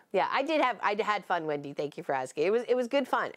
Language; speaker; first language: English; native; English